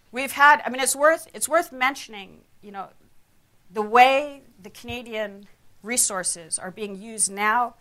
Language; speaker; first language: English; native; English